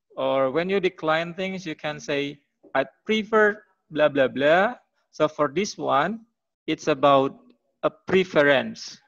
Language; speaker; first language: English; non-native, fluent; Indonesian